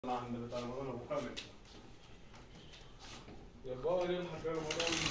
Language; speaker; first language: Arabic; non-native, learner; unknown